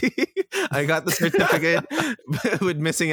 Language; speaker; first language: English; non-native, local second language; Filipino